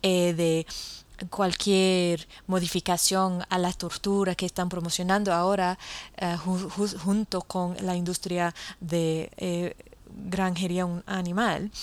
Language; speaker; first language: Spanish; non-native, fluent; English